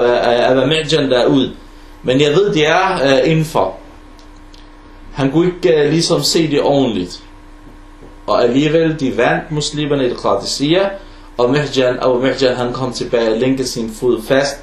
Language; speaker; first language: Danish; non-native, fluent; Arabic